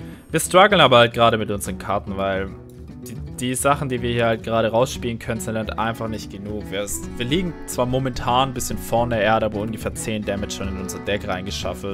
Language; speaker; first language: German; native; German